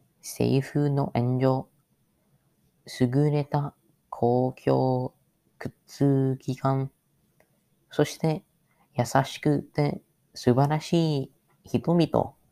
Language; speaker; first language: Japanese; non-native, learner; English